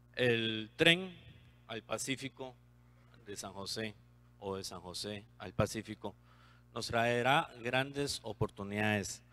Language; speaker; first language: Spanish; native; Spanish